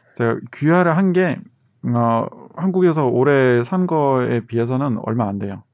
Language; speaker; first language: Korean; early bilingual, other home language; Russian